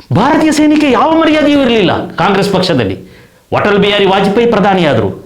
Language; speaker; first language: Kannada; non-native, local second language; Kodava